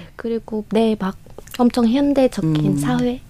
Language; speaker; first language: Korean; non-native, learner; Vietnamese